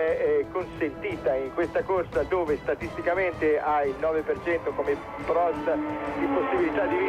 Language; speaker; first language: Italian; native; Italian